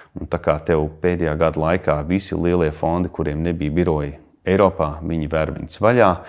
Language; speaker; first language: Latvian; early bilingual, heritage; Latvian